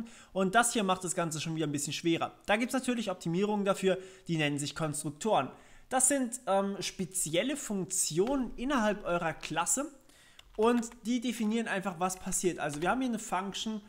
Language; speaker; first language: German; native; German